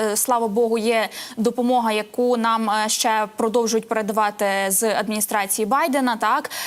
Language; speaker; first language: Ukrainian; native; Ukrainian